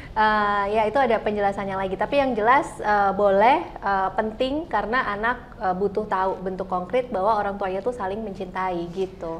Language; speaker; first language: Indonesian; native; Indonesian